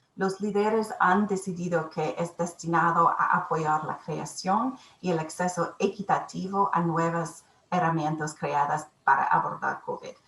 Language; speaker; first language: Spanish; non-native, learner; English